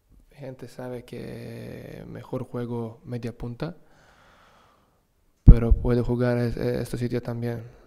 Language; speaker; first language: Spanish; non-native, learner; Serbian